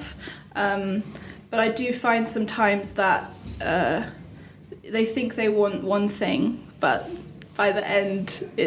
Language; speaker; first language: English; native; English